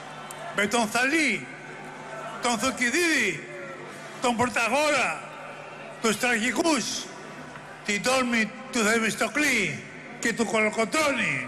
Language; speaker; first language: Greek; native; Greek